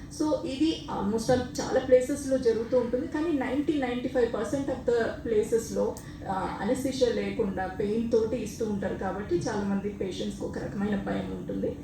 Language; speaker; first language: Telugu; native; Telugu